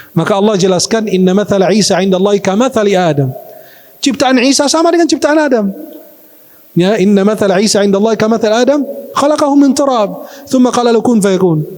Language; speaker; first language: Malay; non-native, fluent; Arabic